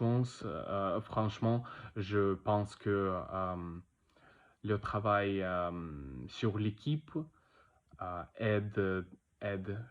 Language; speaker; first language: French; non-native, learner; Russian